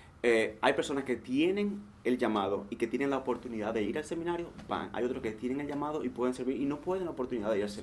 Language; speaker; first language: Spanish; native; Spanish